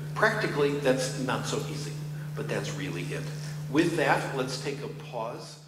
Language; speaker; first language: English; native; English